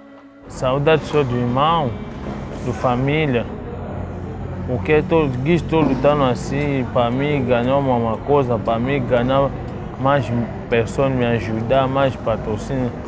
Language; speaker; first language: Portuguese; non-native, learner; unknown